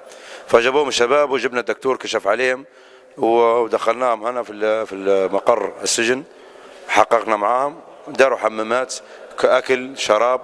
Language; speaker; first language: Arabic; native; Arabic